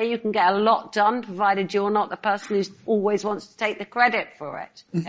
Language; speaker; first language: English; native; English